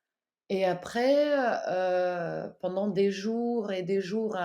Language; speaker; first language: French; non-native, fluent; Ukrainian